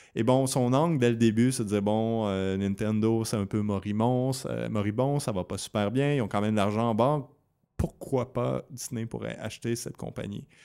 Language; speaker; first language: French; native; French